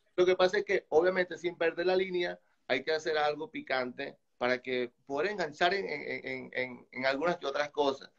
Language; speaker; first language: Spanish; native; Spanish